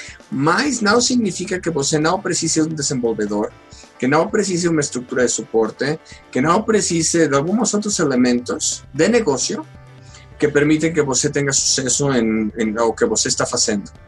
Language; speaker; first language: Spanish; native; Spanish